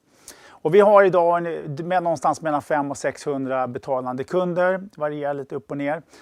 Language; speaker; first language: Swedish; native; Swedish